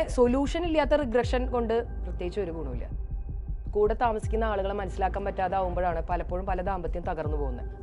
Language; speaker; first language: Malayalam; native; Malayalam